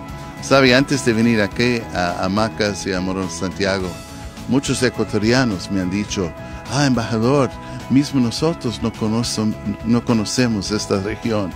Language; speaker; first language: Spanish; non-native, fluent; English